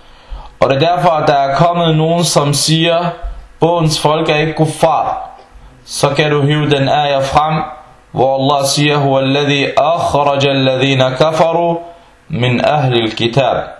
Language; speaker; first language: Danish; non-native, fluent; Arabic